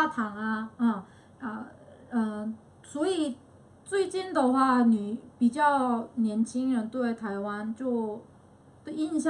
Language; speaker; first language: Chinese; non-native, fluent; Korean